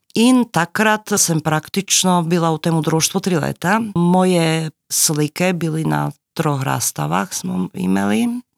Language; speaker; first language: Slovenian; non-native, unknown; Slovak